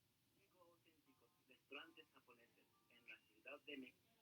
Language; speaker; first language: Spanish; non-native, learner; Japanese